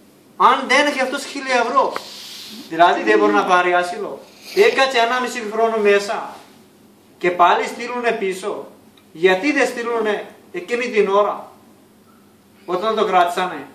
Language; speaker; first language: Greek; non-native, learner; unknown